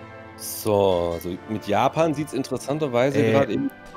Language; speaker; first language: German; native; German